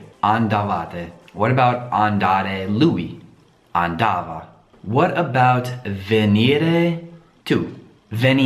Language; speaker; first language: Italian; non-native, fluent; English